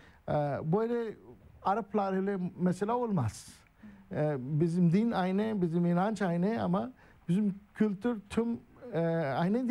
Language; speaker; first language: Turkish; non-native, learner; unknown